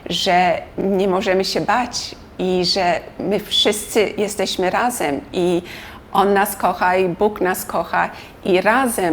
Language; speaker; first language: Polish; early bilingual, heritage; Polish